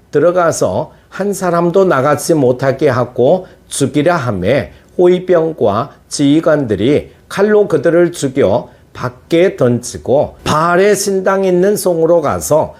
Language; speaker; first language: Korean; native; Korean